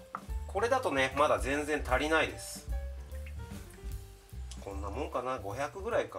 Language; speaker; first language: Japanese; native; Japanese